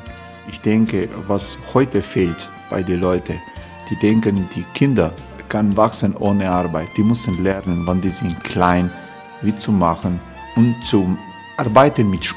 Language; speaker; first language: German; non-native, learner; Croatian